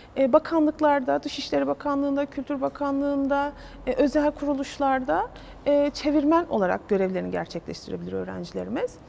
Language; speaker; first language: Turkish; native; Turkish